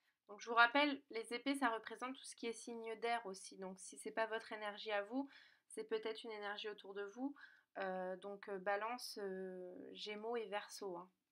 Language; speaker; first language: French; native; French